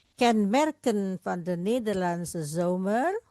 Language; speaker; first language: Dutch; non-native, fluent; Indonesian